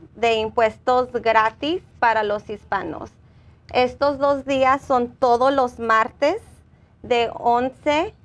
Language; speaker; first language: Spanish; early bilingual, heritage; Spanish